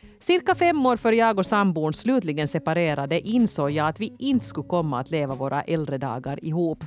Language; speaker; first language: Swedish; native; Swedish